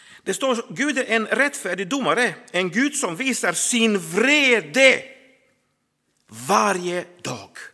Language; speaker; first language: Swedish; non-native, fluent; Croatian